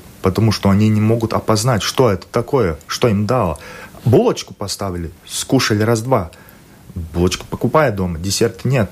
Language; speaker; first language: Russian; non-native, local second language; Latvian